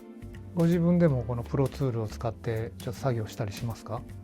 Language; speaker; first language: Japanese; native; Japanese